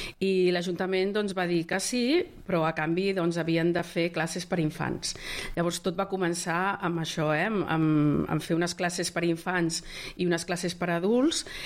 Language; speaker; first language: Catalan; native; Catalan